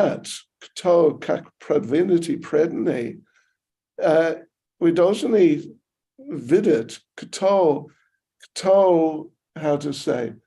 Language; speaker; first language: Russian; non-native, learner; English